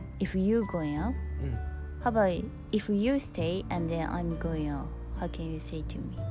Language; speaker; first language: English; non-native, learner; Japanese